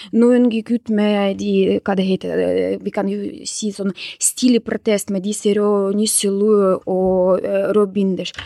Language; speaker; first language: Norwegian; non-native, fluent; Russian